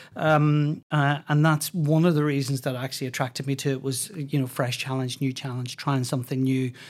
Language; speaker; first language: English; native; English